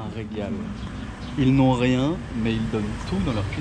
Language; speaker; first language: French; native; French